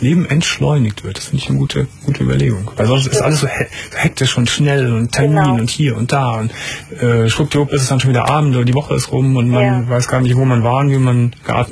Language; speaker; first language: German; native; German